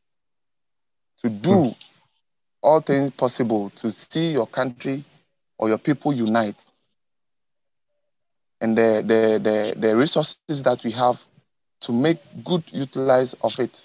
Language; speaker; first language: English; non-native, local second language; Ewe